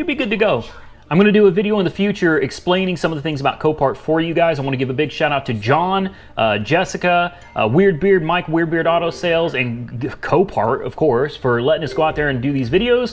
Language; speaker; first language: English; native; English